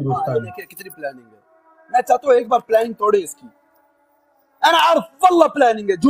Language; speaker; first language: Hindi; non-native, local second language; Pashto